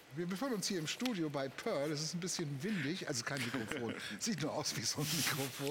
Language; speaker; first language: German; native; German